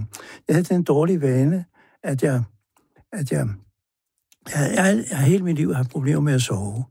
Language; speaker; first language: Danish; native; Danish